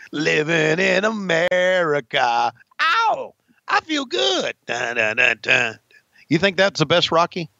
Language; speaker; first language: English; native; English